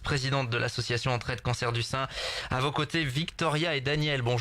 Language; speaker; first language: French; native; French